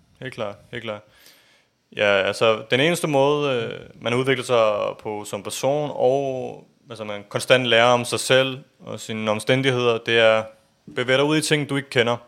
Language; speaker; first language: Danish; early bilingual, other home language; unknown